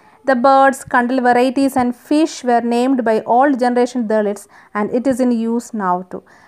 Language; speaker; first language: English; non-native, local second language; Malayalam